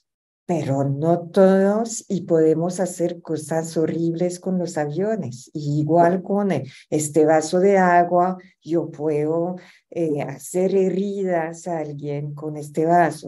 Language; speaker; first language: Spanish; non-native, fluent; French